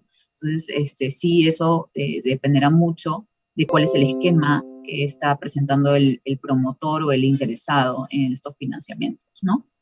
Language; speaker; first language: Spanish; native; Spanish